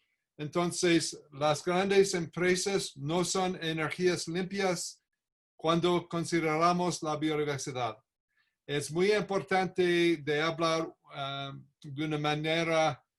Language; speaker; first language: Spanish; non-native, learner; English